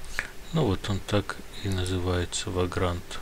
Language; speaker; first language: Russian; native; Russian